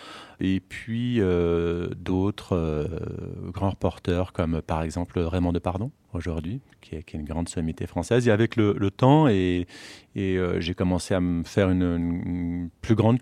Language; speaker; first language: French; native; French